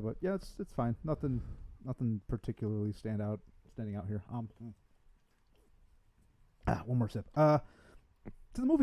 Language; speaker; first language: English; native; English